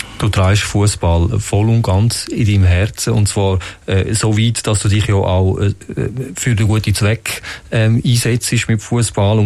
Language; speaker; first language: German; native; German